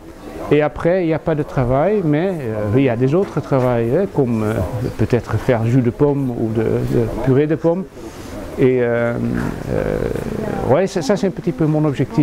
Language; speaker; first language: French; non-native, fluent; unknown